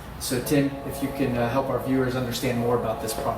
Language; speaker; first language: English; native; English